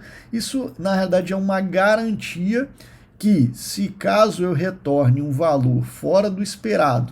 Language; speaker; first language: Portuguese; native; Portuguese